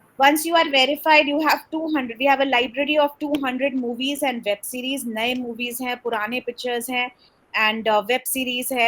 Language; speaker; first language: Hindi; early bilingual, heritage; Hindi